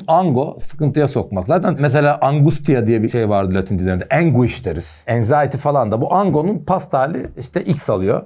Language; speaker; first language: Turkish; native; Turkish